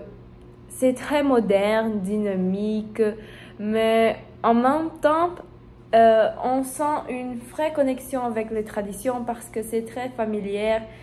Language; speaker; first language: French; non-native, learner; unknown